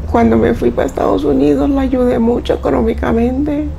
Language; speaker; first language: Spanish; native; Spanish